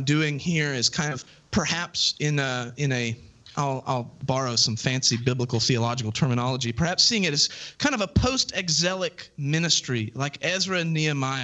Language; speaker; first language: English; native; English